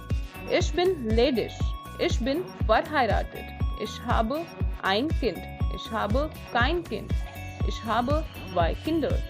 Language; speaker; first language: German; non-native, learner; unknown